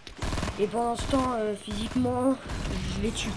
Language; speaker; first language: French; native; French